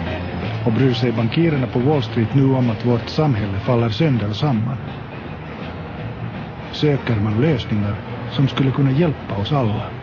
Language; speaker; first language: Swedish; native; Swedish